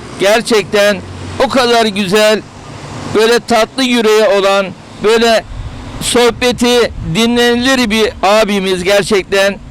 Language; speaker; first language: Turkish; native; Turkish